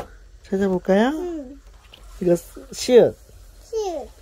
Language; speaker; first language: Korean; native; Korean